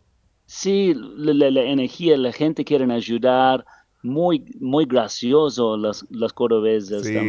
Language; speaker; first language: Spanish; non-native, learner; English